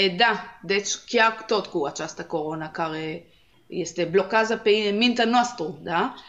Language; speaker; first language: Romanian; non-native, learner; Hebrew